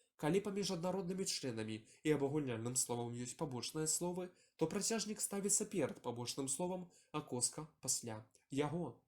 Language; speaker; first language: Belarusian; non-native, local second language; Russian